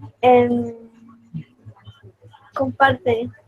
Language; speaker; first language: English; non-native, learner; Spanish